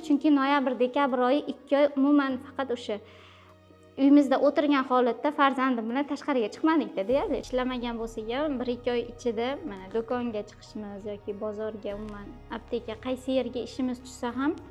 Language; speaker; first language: Uzbek; native; Uzbek